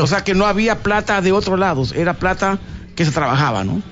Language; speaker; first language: Spanish; native; Spanish